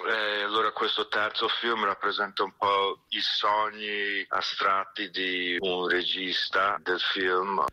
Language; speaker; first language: Italian; early bilingual, heritage; Italian